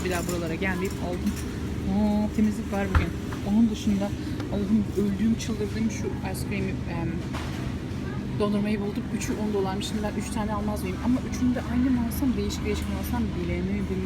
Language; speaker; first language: Turkish; native; Turkish